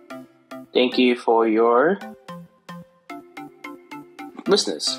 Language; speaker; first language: English; native; English